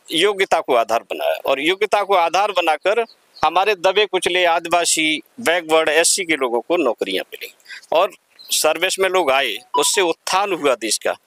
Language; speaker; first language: Hindi; native; Hindi